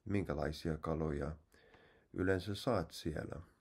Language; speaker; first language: Finnish; non-native, fluent; English